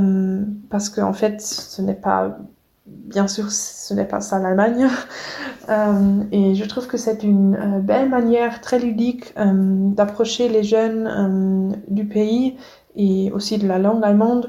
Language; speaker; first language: French; non-native, fluent; German